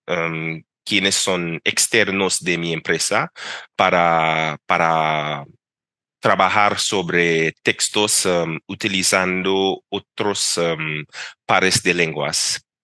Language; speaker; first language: Spanish; non-native, fluent; English